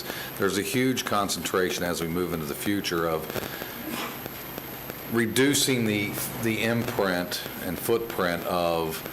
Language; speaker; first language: English; native; English